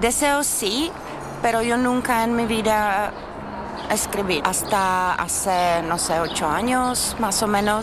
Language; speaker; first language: Spanish; non-native, fluent; Czech